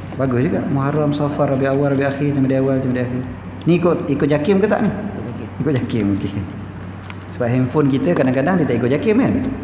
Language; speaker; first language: Malay; native; Malay